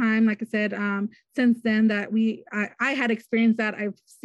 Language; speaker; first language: English; native; English